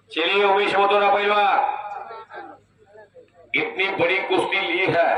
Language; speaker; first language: Hindi; non-native, local second language; Marathi